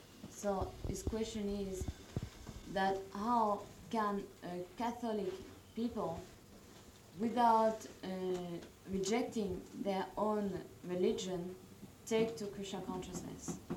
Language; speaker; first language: English; non-native, fluent; French